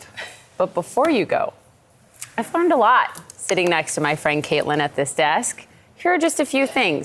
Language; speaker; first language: English; native; English